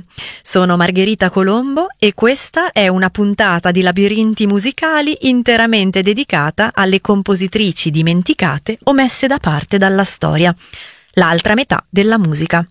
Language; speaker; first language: Italian; native; Italian